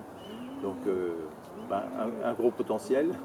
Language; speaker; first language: French; native; French